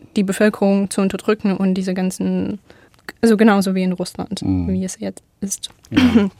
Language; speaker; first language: German; non-native, fluent; Ukrainian